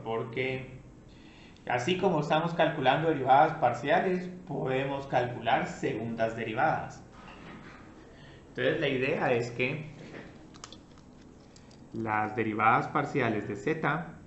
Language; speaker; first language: Spanish; native; Spanish